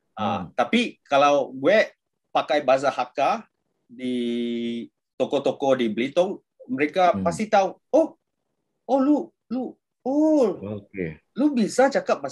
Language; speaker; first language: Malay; non-native, local second language; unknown